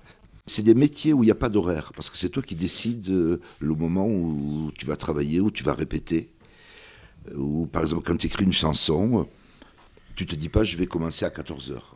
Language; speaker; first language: French; early bilingual, other home language; Kabyle